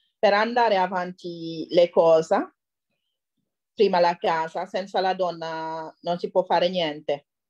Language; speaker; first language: Italian; non-native, learner; Wolof